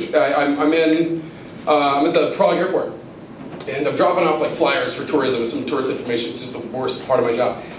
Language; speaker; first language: English; native; English